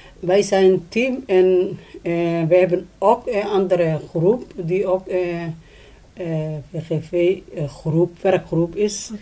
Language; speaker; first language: Dutch; non-native, learner; Somali